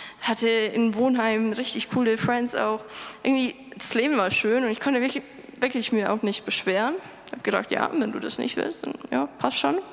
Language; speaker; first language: German; non-native, fluent; Lithuanian